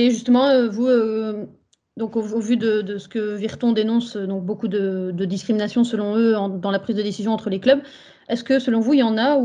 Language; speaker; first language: French; native; French